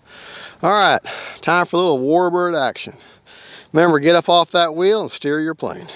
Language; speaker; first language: English; native; English